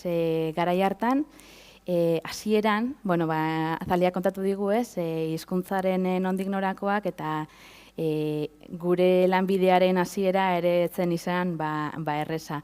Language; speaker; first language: Basque; native; Basque